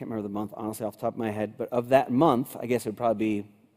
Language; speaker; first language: English; native; English